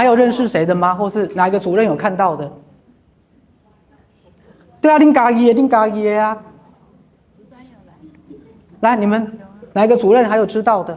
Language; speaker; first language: Chinese; native; Chinese